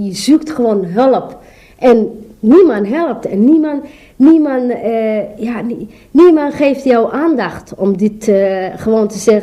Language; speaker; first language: Dutch; non-native, learner; Somali